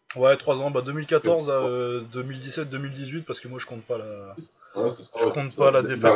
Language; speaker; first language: French; native; French